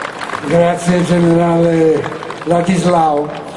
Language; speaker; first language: Italian; native; Italian